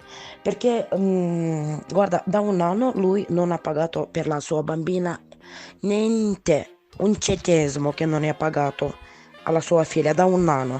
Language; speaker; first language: Italian; non-native, learner; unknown